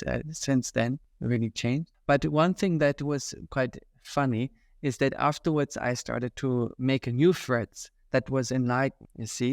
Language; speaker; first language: English; non-native, fluent; German